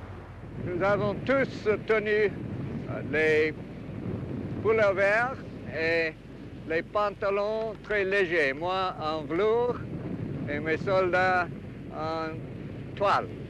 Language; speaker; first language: French; non-native, fluent; English